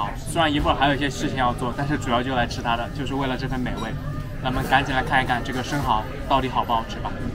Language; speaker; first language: Chinese; native; Chinese